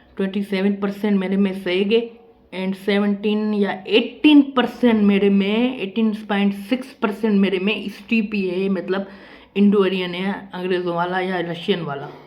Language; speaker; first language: Urdu; non-native, local second language; Sindhi